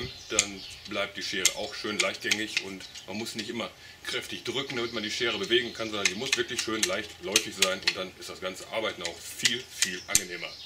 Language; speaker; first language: German; native; German